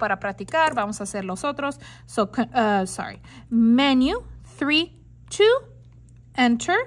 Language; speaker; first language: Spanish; non-native, learner; English